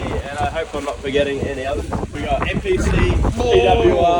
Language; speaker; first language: English; native; English